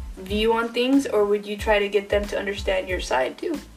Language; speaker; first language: English; early bilingual, other home language; Spanish